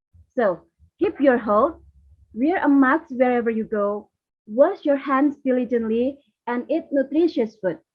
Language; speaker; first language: English; non-native, fluent; Indonesian